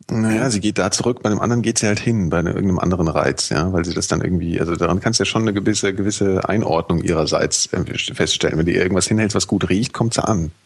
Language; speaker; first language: German; native; German